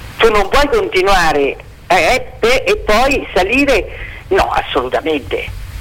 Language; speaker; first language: Italian; native; Italian